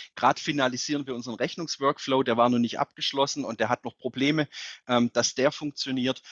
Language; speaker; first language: German; native; German